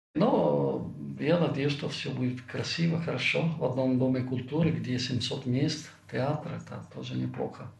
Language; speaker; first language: Russian; non-native, fluent; Italian